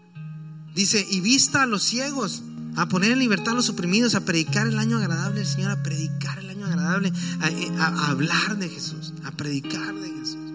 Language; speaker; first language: Spanish; native; Spanish